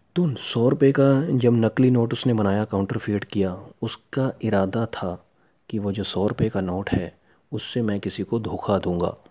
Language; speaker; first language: Hindi; non-native, local second language; Punjabi